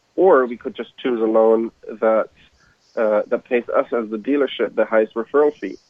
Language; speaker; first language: English; non-native, fluent; German